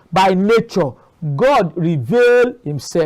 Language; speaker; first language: English; non-native, local second language; Yoruba